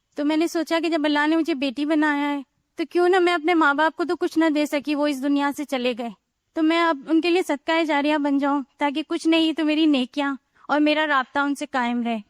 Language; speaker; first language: Urdu; non-native, fluent; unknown